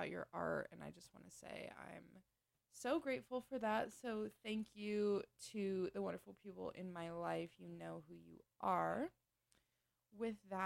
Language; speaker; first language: English; native; English